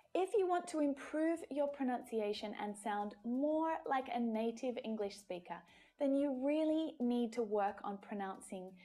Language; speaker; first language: English; native; English